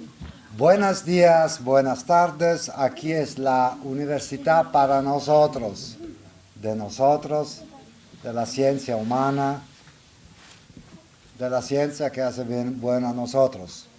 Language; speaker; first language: Spanish; non-native, learner; Italian